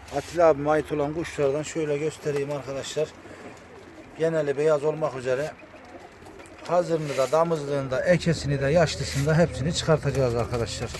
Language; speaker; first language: Turkish; native; Turkish